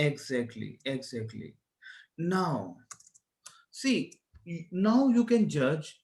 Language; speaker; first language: English; non-native, local second language; Hindi